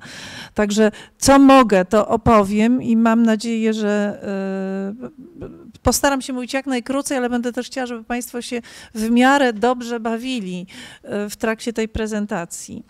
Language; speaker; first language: Polish; native; Polish